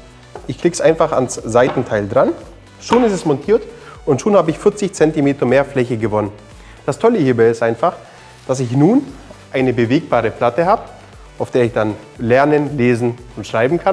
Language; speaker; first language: German; native; German